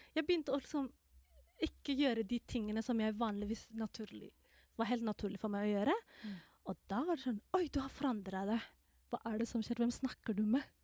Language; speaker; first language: Norwegian; non-native, fluent; Somali